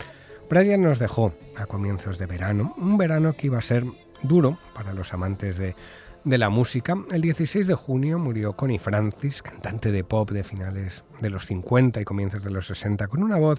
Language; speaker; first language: Spanish; native; Spanish